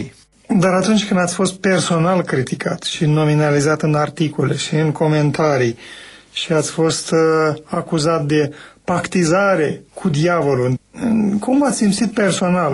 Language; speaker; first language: Romanian; native; Romanian